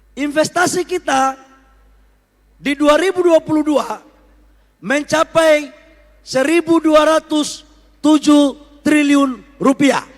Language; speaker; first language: Indonesian; native; Indonesian